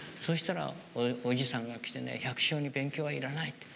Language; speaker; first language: Japanese; native; Japanese